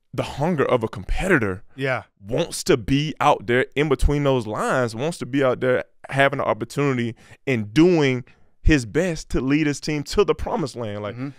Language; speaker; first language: English; native; English